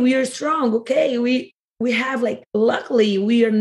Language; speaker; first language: English; non-native, fluent; Portuguese